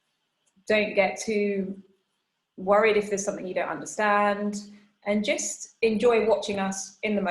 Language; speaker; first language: English; non-native, fluent; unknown